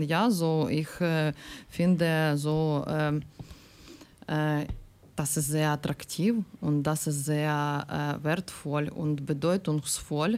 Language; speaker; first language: German; non-native, learner; Ukrainian